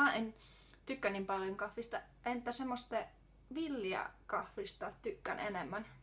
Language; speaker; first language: Finnish; non-native, learner; Estonian